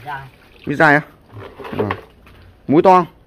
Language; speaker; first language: Vietnamese; native; Vietnamese